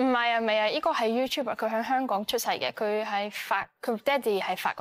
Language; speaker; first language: Cantonese; early bilingual, heritage; Cantonese